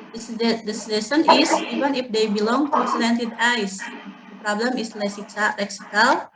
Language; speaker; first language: English; non-native, learner; Indonesian